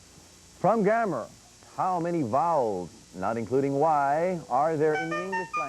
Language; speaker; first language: English; native; English